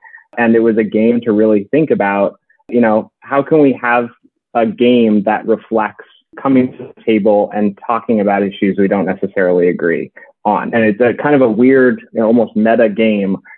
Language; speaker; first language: English; native; English